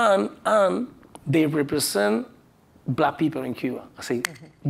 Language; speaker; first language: English; non-native, learner; Spanish